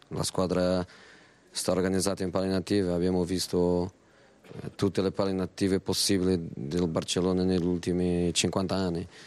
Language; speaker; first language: Italian; non-native, fluent; Portuguese